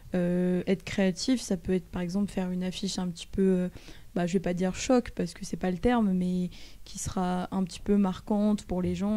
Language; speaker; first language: French; native; French